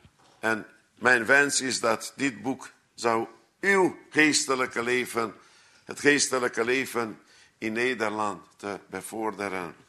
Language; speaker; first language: Dutch; non-native, fluent; Hungarian